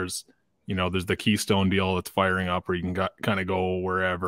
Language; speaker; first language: English; native; English